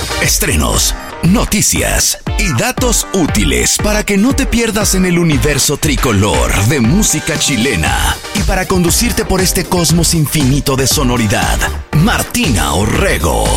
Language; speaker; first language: Spanish; native; Spanish